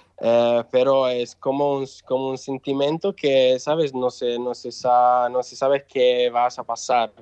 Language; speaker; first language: Spanish; non-native, local second language; Italian